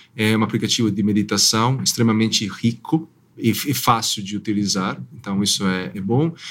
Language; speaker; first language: Portuguese; non-native, fluent; Italian